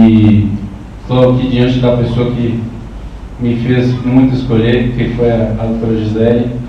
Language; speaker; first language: Portuguese; native; Portuguese